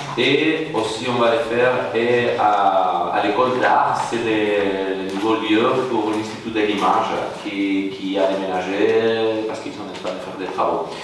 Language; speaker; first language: French; non-native, fluent; Spanish